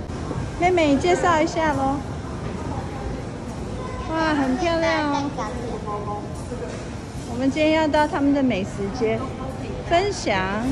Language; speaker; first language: Chinese; early bilingual, heritage; Chinese